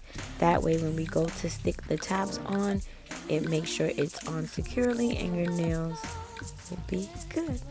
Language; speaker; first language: English; native; English